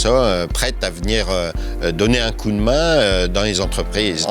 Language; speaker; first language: French; native; French